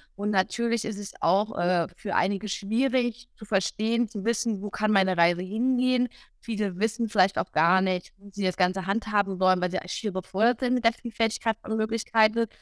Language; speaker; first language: German; non-native, fluent; English